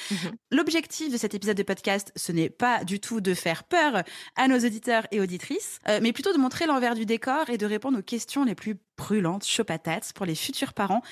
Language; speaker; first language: French; native; French